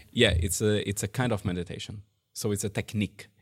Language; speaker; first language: English; non-native, fluent; Portuguese